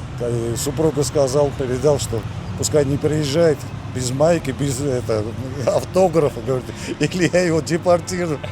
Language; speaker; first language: Russian; non-native, fluent; Georgian